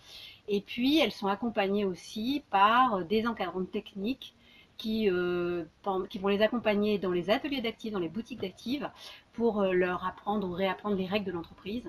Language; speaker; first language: French; native; French